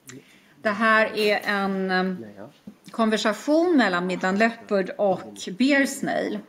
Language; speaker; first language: Swedish; native; Swedish